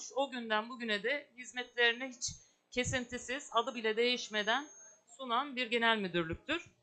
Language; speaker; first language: Turkish; native; Turkish